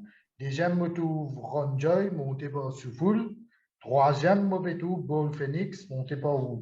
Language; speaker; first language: French; non-native, local second language; Morisyen